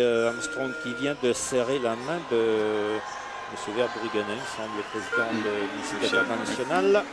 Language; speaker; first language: French; native; French